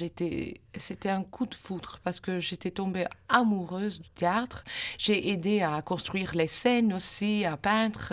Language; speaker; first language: French; non-native, fluent; English